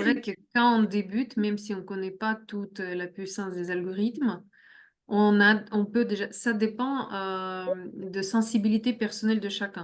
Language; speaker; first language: French; non-native, fluent; Russian